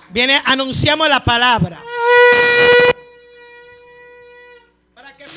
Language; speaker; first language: Spanish; native; Spanish